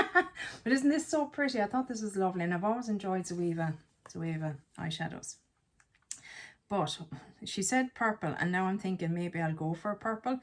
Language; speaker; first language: English; native; English